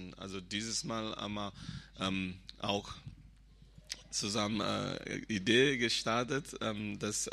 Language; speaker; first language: German; non-native, fluent; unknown